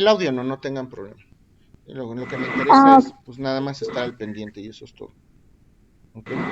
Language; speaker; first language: Spanish; native; Spanish